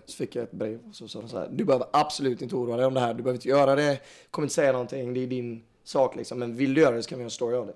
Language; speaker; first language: Swedish; native; Swedish